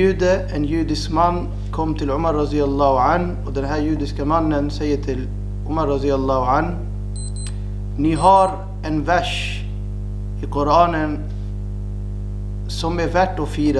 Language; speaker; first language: Swedish; non-native, fluent; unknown